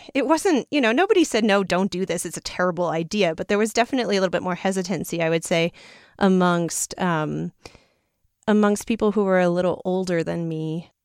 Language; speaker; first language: English; native; English